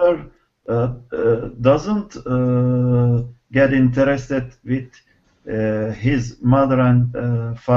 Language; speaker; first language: English; non-native, learner; Turkish